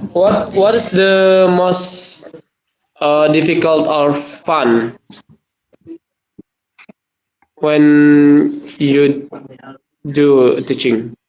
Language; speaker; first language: English; non-native, learner; Indonesian